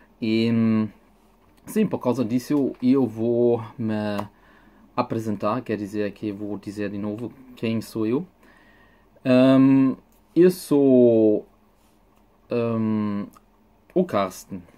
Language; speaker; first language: Portuguese; non-native, fluent; German